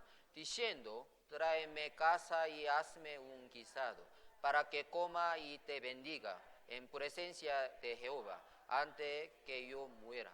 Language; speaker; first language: Spanish; non-native, fluent; Korean